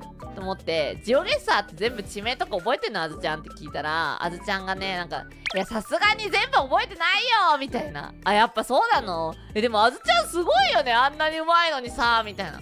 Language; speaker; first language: Japanese; native; Japanese